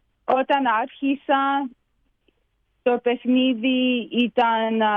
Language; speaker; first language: Greek; early bilingual, heritage; Greek